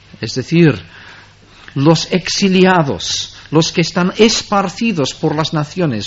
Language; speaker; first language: Spanish; non-native, fluent; English